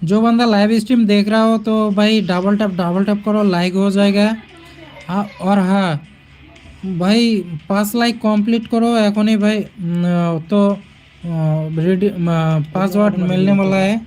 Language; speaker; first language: Hindi; non-native, local second language; Bangla